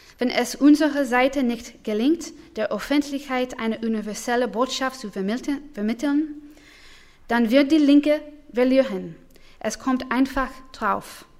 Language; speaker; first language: German; non-native, learner; English